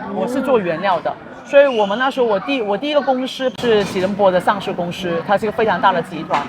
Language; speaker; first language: Chinese; native; Chinese